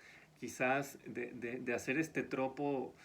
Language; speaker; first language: Spanish; native; Spanish